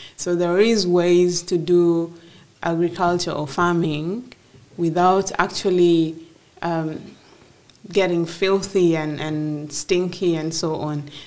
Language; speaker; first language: English; non-native, local second language; Acoli